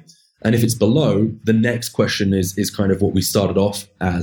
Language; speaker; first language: English; native; English